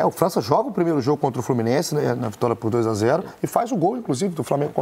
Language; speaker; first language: Portuguese; native; Portuguese